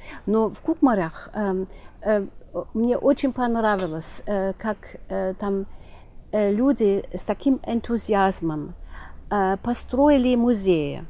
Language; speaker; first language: Russian; non-native, fluent; German